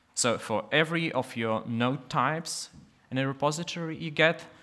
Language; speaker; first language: English; non-native, fluent; Russian